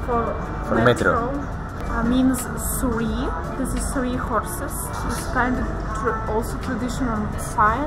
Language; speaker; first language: English; non-native, learner; Russian